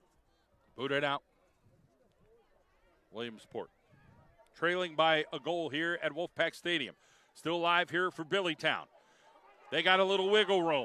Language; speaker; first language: English; native; English